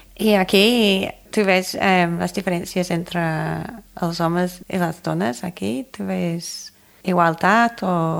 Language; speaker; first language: Catalan; non-native, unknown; English